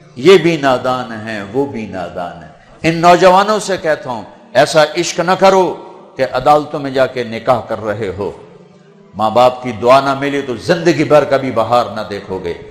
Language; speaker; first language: Urdu; non-native, local second language; Punjabi